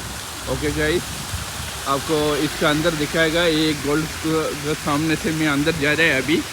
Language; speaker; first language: Hindi; non-native, local second language; Malayalam